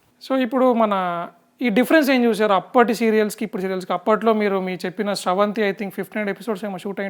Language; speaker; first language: Telugu; native; Telugu